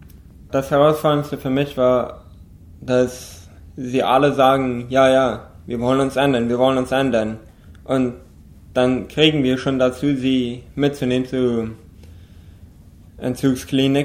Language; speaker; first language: German; non-native, local second language; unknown